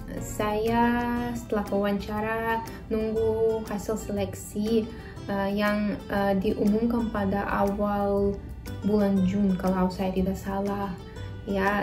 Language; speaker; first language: Indonesian; non-native, fluent; Russian